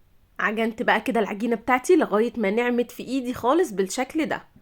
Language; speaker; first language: Arabic; native; Arabic